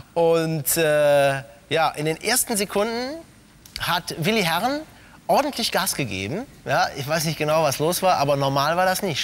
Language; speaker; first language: German; native; German